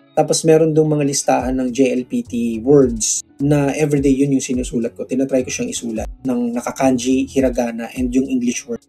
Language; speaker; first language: Filipino; non-native, local second language; Cebuano